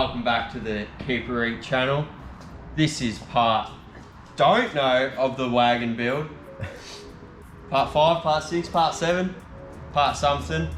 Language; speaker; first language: English; native; English